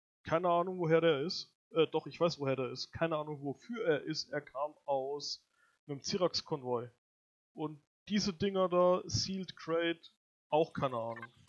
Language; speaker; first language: German; native; German